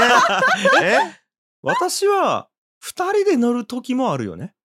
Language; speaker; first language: Japanese; native; Japanese